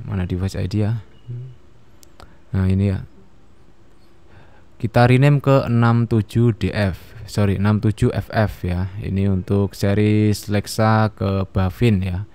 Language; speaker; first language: Indonesian; native; Indonesian